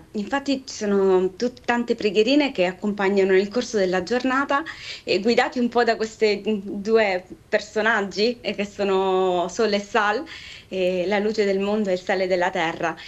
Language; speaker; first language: Italian; native; Italian